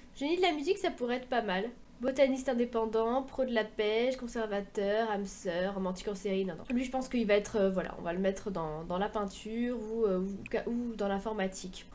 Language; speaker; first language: French; native; French